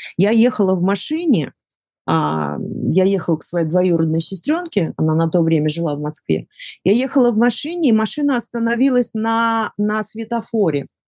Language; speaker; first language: Russian; native; Russian